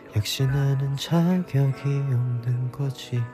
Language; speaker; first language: Korean; early bilingual, heritage; Korean